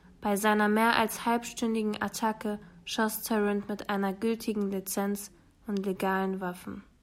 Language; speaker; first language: German; early bilingual, other home language; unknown